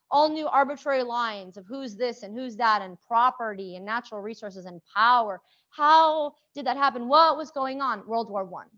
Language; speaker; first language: English; early bilingual, other home language; Persian